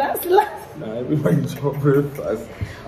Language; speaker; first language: English; non-native, learner; French